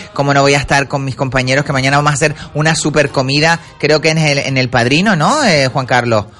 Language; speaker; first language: Spanish; native; Spanish